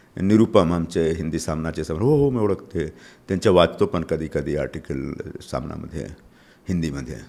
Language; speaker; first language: Marathi; non-native, local second language; Hindi